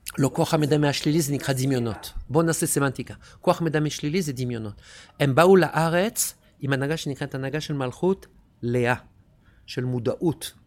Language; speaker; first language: Hebrew; non-native, fluent; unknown